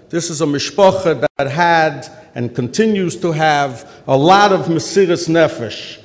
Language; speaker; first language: English; native; English